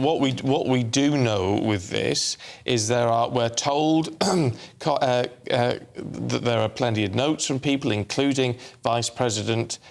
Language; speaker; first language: English; native; English